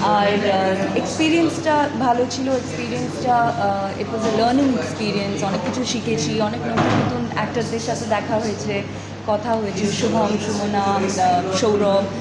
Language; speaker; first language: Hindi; non-native, local second language; Bangla